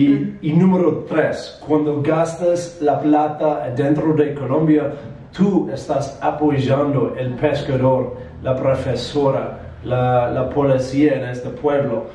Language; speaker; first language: Spanish; non-native, learner; English